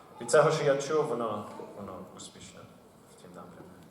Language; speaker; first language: Ukrainian; early bilingual, heritage; Ukrainian